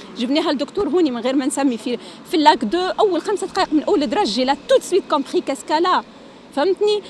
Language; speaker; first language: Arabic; native; Arabic